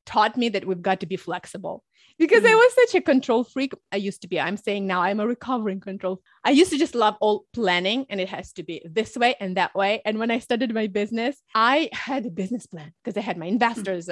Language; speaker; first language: English; early bilingual, other home language; Russian